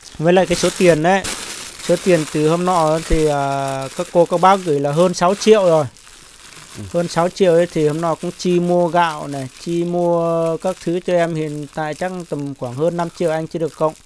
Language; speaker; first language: Vietnamese; non-native, local second language; Hmong